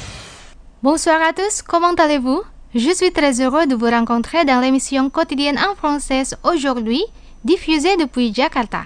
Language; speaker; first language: French; non-native, fluent; Indonesian